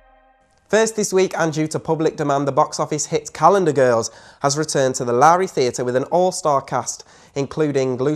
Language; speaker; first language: English; native; English